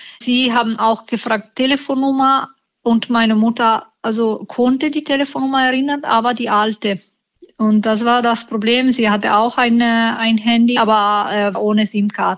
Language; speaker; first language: German; non-native, learner; Italian